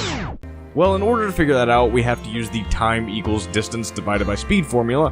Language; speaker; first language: English; native; English